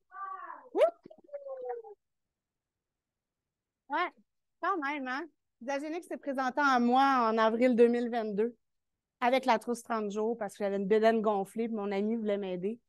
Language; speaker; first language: French; native; French